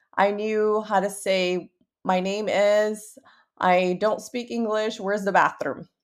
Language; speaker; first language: English; early bilingual, other home language; Portuguese